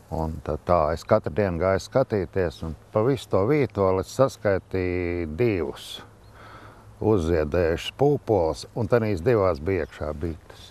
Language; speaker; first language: Latvian; native; Latvian